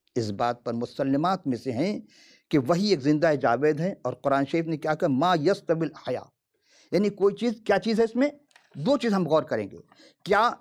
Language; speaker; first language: Urdu; native; Urdu